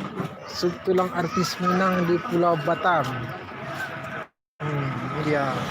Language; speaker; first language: Indonesian; non-native, local second language; Minangkabau